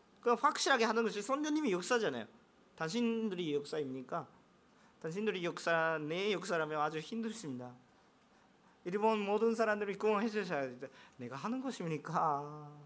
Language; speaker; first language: Korean; non-native, fluent; Japanese